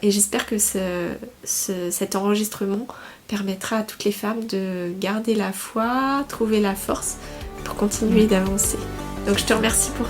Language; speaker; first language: French; native; French